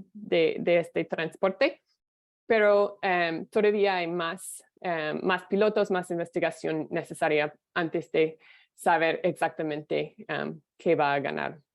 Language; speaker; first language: Spanish; non-native, fluent; English